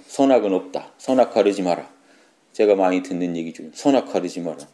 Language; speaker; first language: Korean; native; Korean